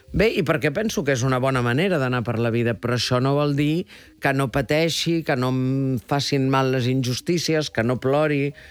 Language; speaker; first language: Catalan; early bilingual, heritage; Catalan